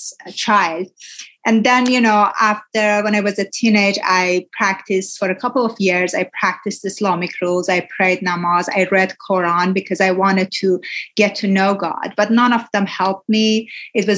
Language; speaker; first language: English; non-native, fluent; Persian